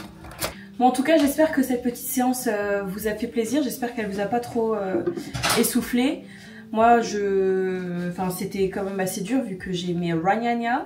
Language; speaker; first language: French; native; French